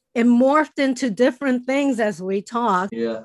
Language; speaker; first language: English; early bilingual, other home language; Spanish